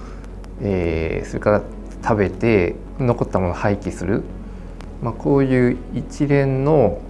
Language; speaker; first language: Japanese; native; Japanese